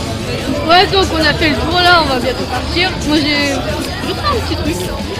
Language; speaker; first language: French; native; French